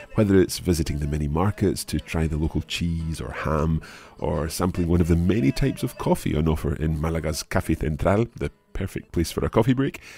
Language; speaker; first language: English; native; English